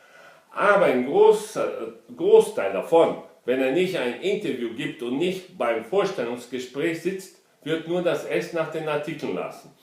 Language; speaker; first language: German; non-native, fluent; Portuguese